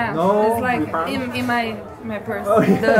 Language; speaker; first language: English; non-native, fluent; Portuguese